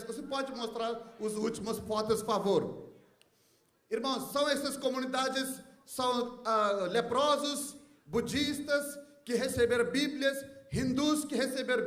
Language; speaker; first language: Portuguese; non-native, fluent; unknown